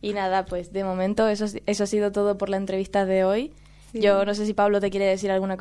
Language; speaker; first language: Spanish; native; Spanish